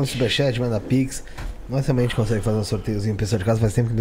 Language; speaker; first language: Portuguese; native; Portuguese